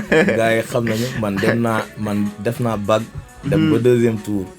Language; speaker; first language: Wolof; non-native, local second language; Fula